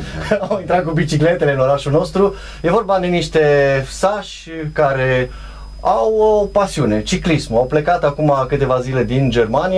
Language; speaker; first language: Romanian; native; Romanian